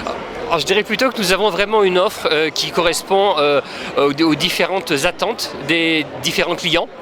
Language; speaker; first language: French; native; French